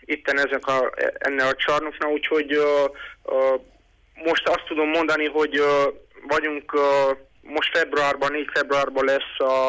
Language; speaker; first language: Hungarian; non-native, local second language; Romanian